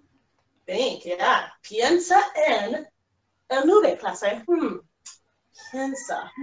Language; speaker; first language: Spanish; non-native, fluent; English